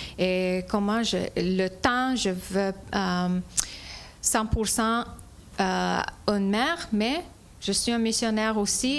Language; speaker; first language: French; non-native, fluent; English